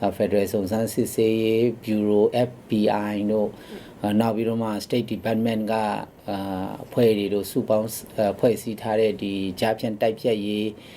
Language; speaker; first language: Burmese; non-native, local second language; Shan